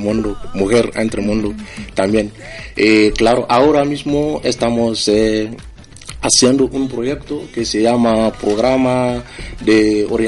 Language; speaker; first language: Spanish; non-native, fluent; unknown